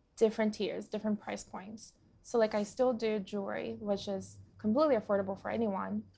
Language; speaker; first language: English; early bilingual, other home language; Portuguese